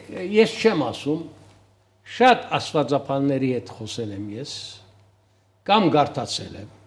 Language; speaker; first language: Armenian; early bilingual, heritage; Armenian